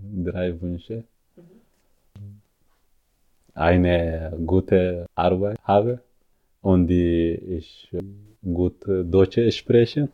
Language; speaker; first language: German; non-native, learner; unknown